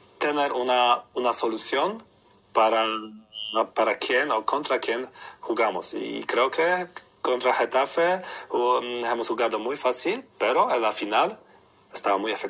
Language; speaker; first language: Spanish; non-native, learner; Polish